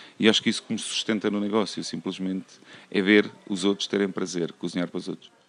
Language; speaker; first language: Portuguese; non-native, fluent; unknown